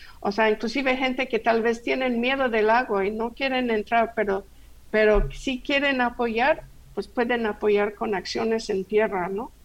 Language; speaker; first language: Spanish; non-native, fluent; English